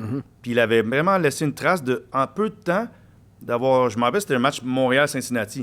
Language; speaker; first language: French; native; French